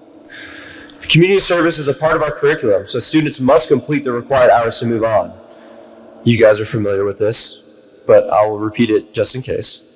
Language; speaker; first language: English; native; English